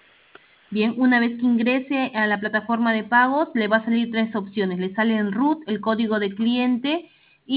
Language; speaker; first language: Spanish; native; Spanish